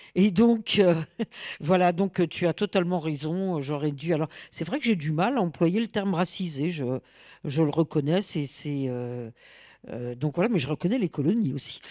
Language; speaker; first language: French; native; French